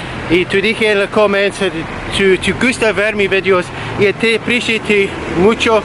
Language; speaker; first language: Spanish; non-native, learner; English